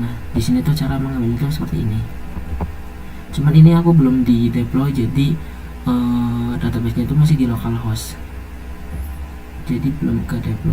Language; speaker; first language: Indonesian; native; Indonesian